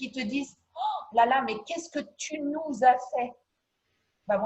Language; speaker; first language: French; native; French